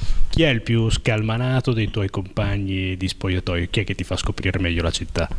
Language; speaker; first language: Italian; native; Italian